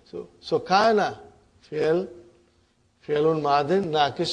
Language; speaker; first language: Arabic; non-native, fluent; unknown